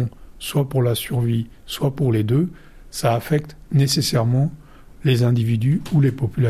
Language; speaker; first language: French; native; French